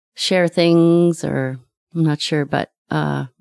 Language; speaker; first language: English; native; English